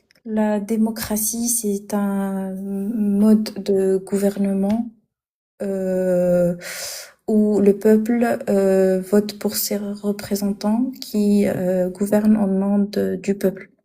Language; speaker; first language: French; non-native, fluent; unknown